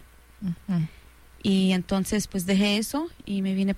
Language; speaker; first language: Spanish; early bilingual, heritage; Spanish